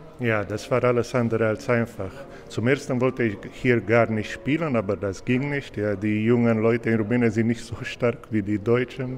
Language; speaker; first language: German; non-native, fluent; Romanian